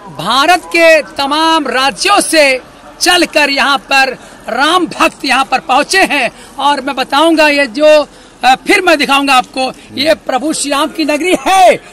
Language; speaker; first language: Hindi; native; Hindi